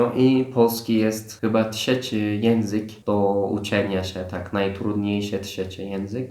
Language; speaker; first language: Polish; non-native, fluent; Turkish